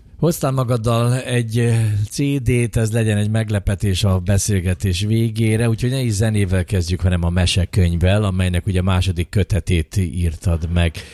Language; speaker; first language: Hungarian; native; Hungarian